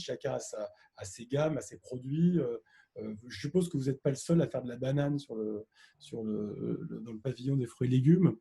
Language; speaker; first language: French; native; French